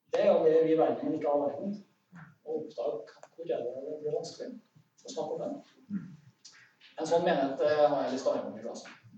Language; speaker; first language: Norwegian; native; Norwegian